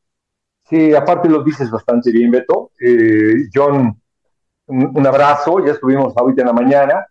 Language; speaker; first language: Spanish; native; Spanish